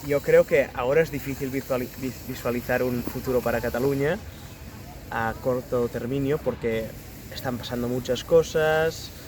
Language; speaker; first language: Spanish; non-native, local second language; Catalan